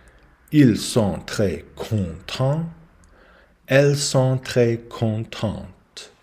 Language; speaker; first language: French; non-native, learner; English